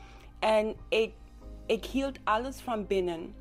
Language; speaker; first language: Dutch; non-native, local second language; English